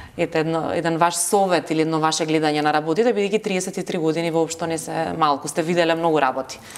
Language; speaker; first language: Macedonian; native; Macedonian